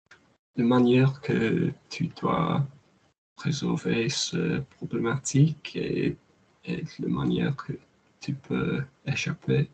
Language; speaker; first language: French; non-native, learner; English